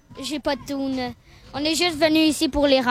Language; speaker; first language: French; native; French